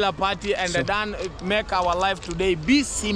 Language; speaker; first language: English; non-native, learner; Swahili